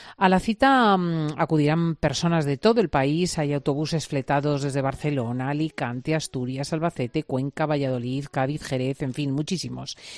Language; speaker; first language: Spanish; native; Spanish